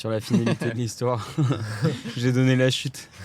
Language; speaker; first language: French; native; French